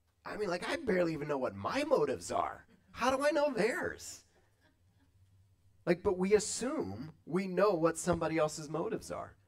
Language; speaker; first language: English; native; English